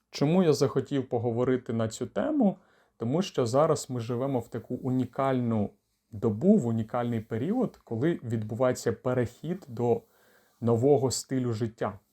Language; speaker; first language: Ukrainian; native; Ukrainian